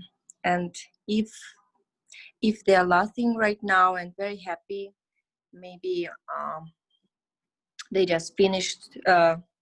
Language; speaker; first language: English; non-native, learner; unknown